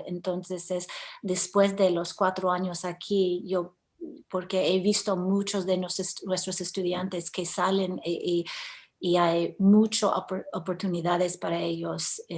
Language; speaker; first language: Spanish; early bilingual, heritage; English